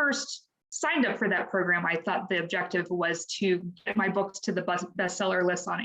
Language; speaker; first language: English; native; English